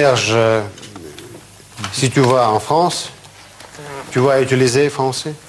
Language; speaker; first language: French; non-native, fluent; Russian